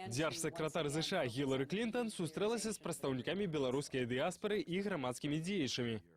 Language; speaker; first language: Belarusian; native; Belarusian